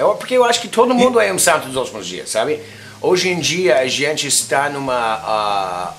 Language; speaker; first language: Portuguese; non-native, fluent; English